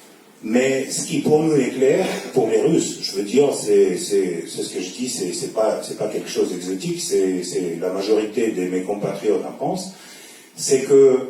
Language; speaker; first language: French; non-native, fluent; Russian